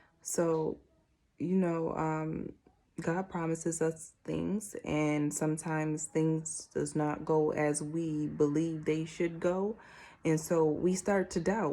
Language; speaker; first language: English; native; English